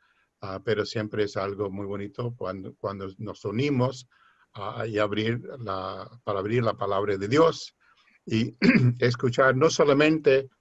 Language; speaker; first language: Spanish; early bilingual, heritage; Spanish